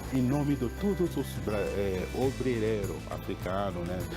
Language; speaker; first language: Portuguese; non-native, fluent; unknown